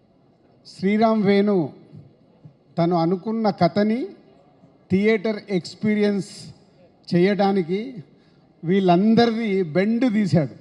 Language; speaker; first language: Telugu; native; Telugu